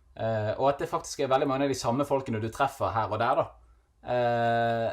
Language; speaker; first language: Norwegian; native; Norwegian